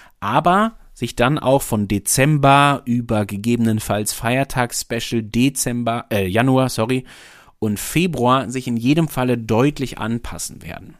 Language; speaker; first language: German; native; German